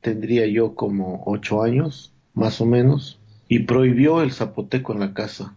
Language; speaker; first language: Spanish; non-native, local second language; Zapotec